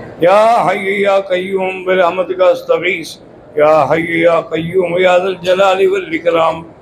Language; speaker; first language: Urdu; non-native, local second language; Punjabi